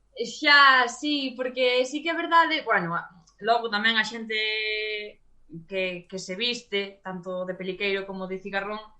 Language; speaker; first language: Galician; native; Galician